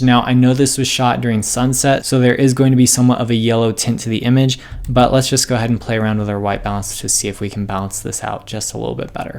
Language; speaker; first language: English; native; English